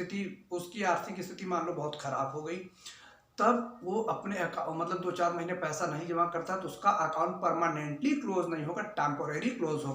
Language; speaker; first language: Hindi; native; Hindi